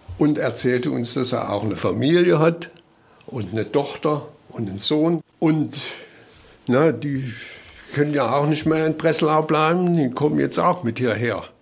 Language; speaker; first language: German; native; German